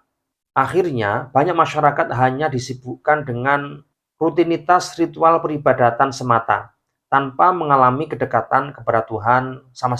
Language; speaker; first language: Indonesian; native; Indonesian